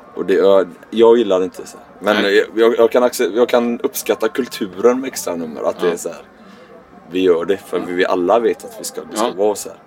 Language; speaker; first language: Swedish; native; Swedish